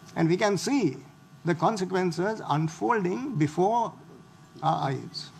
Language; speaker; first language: English; non-native, local second language; Sinhala